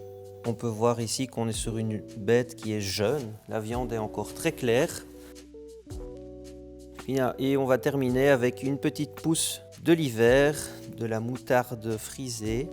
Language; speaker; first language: French; native; French